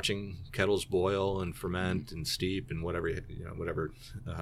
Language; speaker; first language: English; native; English